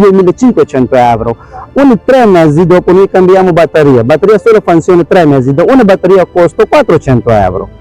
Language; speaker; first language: Italian; non-native, learner; Urdu